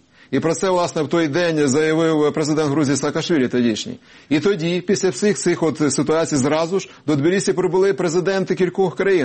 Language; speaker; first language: Ukrainian; native; Ukrainian